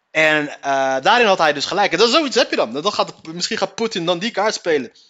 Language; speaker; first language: Dutch; native; Dutch